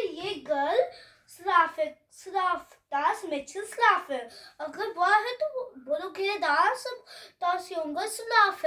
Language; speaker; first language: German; non-native, learner; Hindi